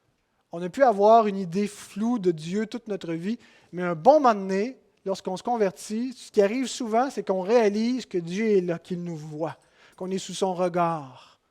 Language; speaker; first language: French; native; French